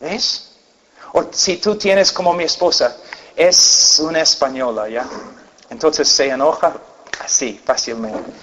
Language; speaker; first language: Spanish; non-native, fluent; English